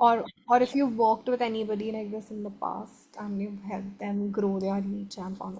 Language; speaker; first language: English; non-native, local second language; Hindi